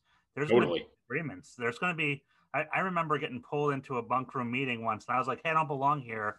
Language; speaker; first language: English; native; English